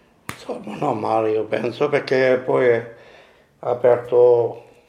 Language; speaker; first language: Italian; non-native, local second language; Sicilian